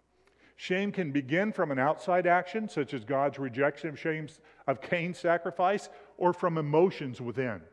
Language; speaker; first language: English; native; English